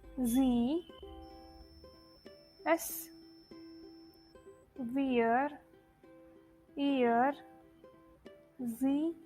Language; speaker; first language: German; non-native, learner; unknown